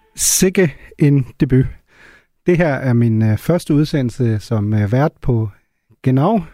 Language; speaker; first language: Danish; non-native, local second language; German